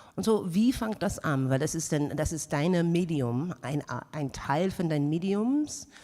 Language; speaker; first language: German; non-native, learner; English